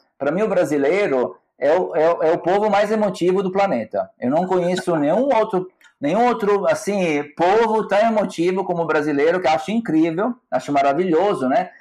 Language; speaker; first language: Portuguese; non-native, fluent; Italian